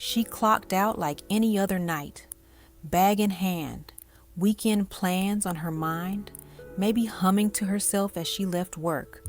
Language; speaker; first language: English; native; English